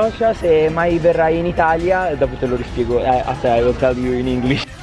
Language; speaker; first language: Italian; native; Italian